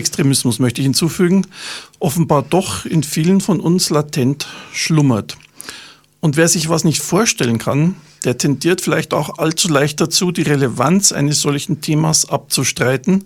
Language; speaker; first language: German; native; German